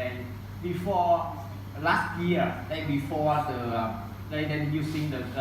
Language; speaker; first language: English; non-native, learner; Vietnamese